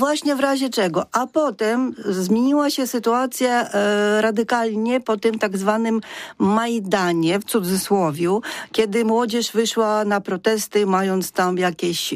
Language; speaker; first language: Polish; non-native, fluent; Ukrainian